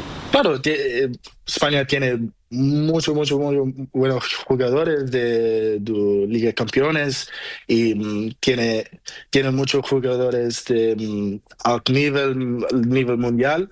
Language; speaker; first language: Spanish; non-native, learner; Portuguese